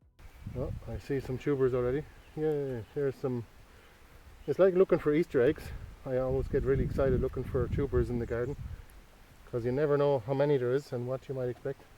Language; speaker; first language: English; native; English